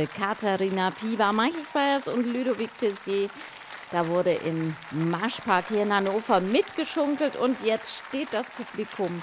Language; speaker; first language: German; native; German